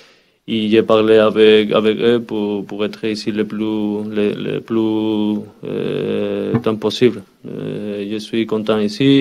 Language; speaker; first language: French; non-native, learner; Spanish